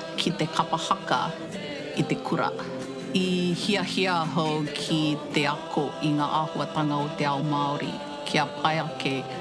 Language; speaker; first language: Māori; non-native, fluent; Malayalam